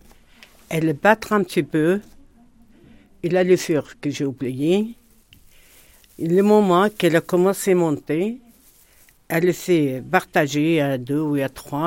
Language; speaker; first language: French; non-native, learner; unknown